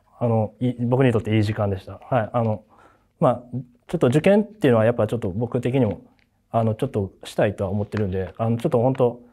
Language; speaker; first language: Japanese; native; Japanese